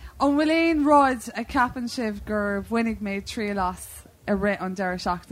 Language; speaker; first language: Irish; non-native, local second language; English